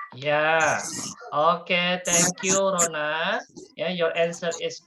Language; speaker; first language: English; non-native, fluent; Indonesian